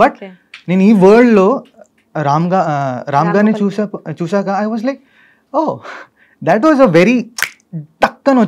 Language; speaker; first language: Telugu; non-native, fluent; Malayalam